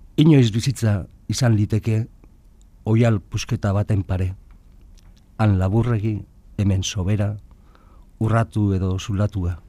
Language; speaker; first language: Basque; non-native, local second language; Spanish